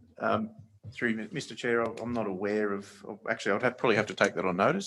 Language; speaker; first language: English; native; English